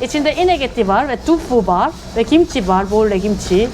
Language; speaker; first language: Turkish; non-native, learner; Korean